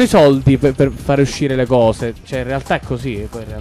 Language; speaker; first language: Italian; native; Italian